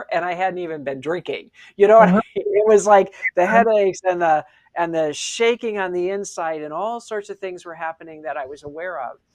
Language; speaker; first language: English; native; English